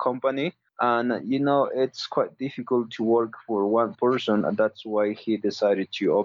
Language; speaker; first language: English; non-native, learner; Spanish